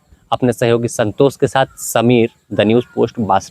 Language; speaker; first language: Hindi; native; Hindi